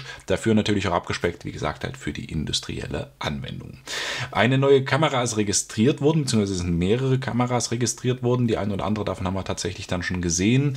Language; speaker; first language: German; native; German